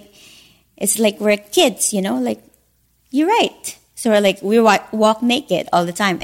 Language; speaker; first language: English; non-native, local second language; Filipino